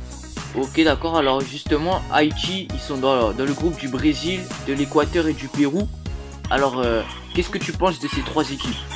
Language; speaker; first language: French; native; French